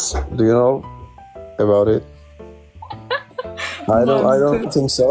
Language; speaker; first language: English; non-native, fluent; Turkish